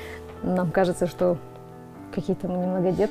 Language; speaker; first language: Russian; native; Russian